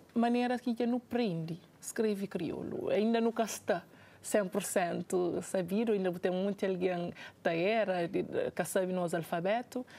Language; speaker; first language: Portuguese; non-native, local second language; Kabuverdianu